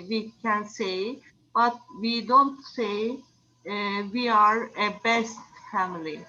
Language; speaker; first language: English; non-native, learner; Turkish